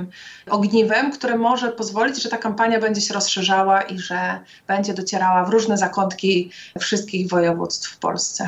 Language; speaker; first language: Polish; native; Polish